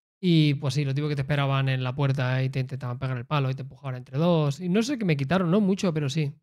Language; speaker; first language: Spanish; native; Spanish